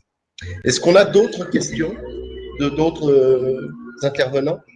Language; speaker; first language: French; native; French